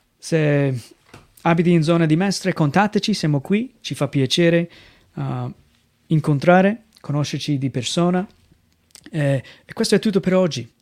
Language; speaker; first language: Italian; non-native, fluent; English